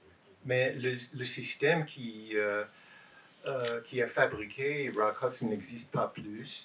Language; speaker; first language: French; non-native, learner; English